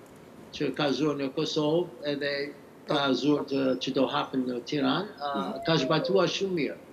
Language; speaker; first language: Albanian; early bilingual, heritage; English